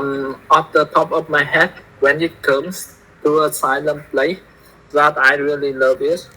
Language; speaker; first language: English; non-native, learner; Vietnamese